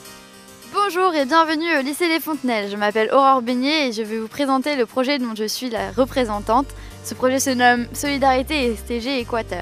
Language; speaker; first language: French; native; French